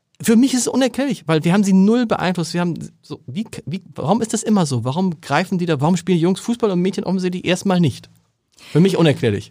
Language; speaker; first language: German; native; German